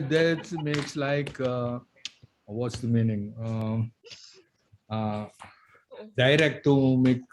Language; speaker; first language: English; non-native, learner; Indonesian